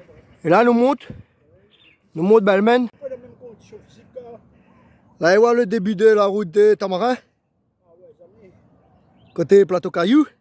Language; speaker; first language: French; non-native, local second language; Réunion Creole French